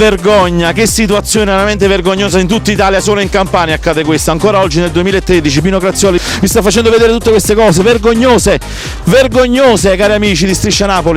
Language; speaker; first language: Italian; native; Italian